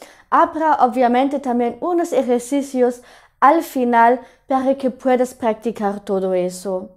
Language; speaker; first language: Spanish; non-native, fluent; German